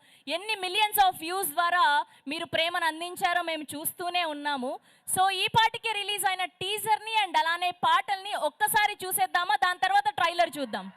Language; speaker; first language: Telugu; native; Telugu